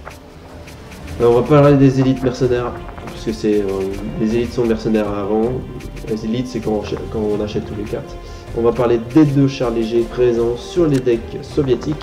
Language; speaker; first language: French; native; French